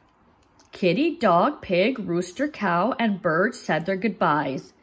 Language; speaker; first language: English; native; English